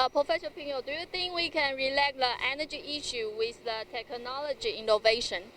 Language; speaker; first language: English; non-native, learner; Chinese